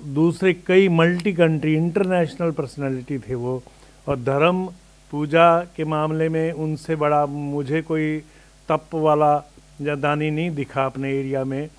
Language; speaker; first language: Hindi; native; Hindi